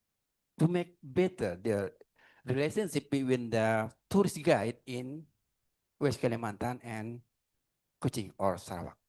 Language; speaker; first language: English; non-native, learner; Indonesian